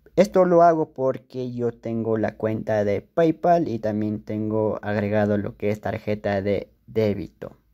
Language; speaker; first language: Spanish; native; Spanish